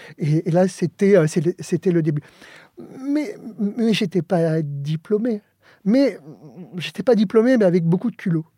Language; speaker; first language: French; early bilingual, other home language; Spanish